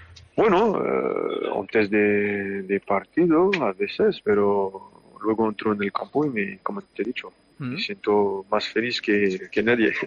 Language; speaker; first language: Spanish; non-native, fluent; French